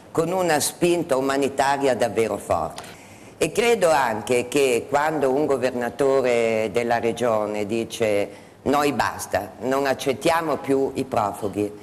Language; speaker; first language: Italian; native; Italian